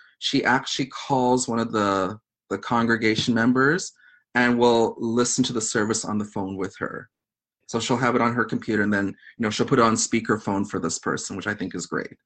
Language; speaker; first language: English; native; English